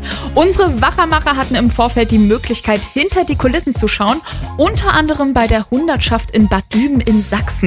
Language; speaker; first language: German; native; German